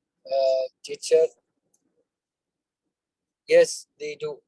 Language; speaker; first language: English; non-native, learner; Arabic